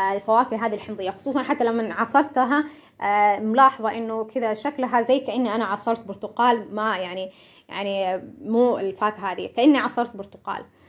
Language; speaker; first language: Arabic; non-native, local second language; Somali